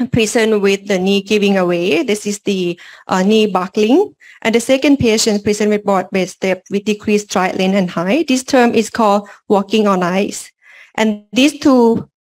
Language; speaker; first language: English; non-native, learner; Lao